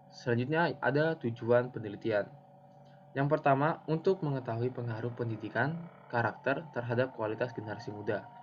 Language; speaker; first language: Indonesian; native; Indonesian